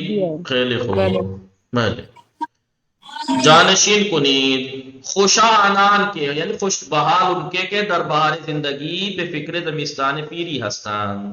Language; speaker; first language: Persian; non-native, fluent; Urdu